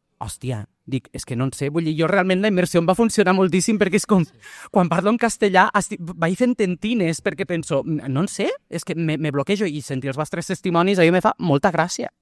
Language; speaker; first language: Catalan; early bilingual, other home language; Portuguese